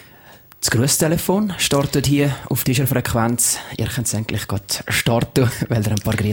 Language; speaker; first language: German; native; German